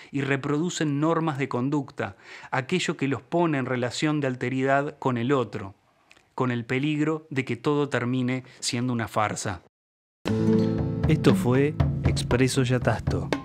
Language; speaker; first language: Spanish; native; Spanish